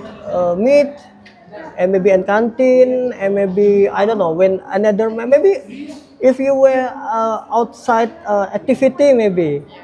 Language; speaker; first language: English; non-native, learner; Indonesian